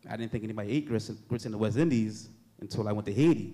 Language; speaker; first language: English; native; English